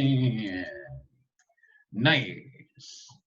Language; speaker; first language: English; non-native, fluent; Portuguese